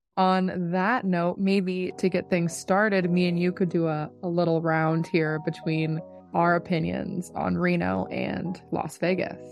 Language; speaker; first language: English; native; English